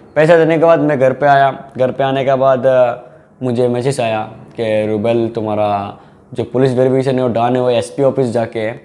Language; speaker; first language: Hindi; non-native, local second language; Bangla